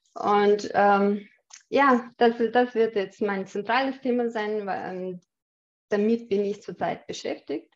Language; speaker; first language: German; non-native, fluent; Chechen